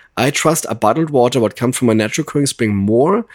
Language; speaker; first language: English; non-native, fluent; German